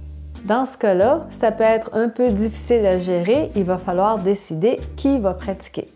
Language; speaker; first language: French; native; French